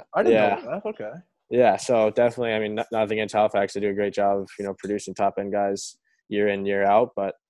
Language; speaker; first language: English; native; English